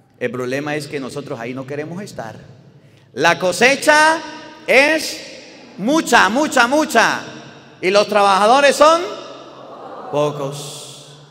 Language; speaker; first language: Spanish; native; Spanish